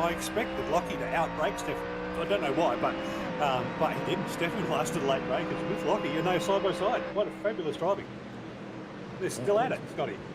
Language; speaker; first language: English; native; English